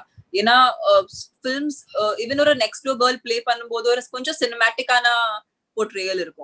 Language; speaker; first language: Tamil; non-native, local second language; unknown